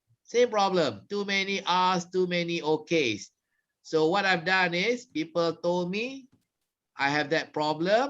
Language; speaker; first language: English; non-native, fluent; Malay